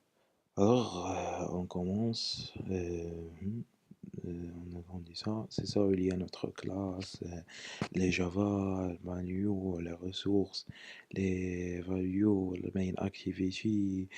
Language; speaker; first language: French; non-native, local second language; Arabic